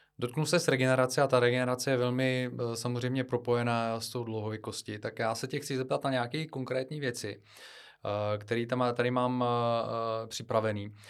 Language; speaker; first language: Czech; non-native, fluent; Bulgarian